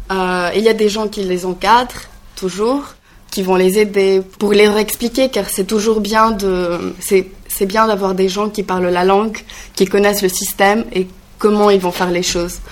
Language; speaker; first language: French; non-native, learner; Greek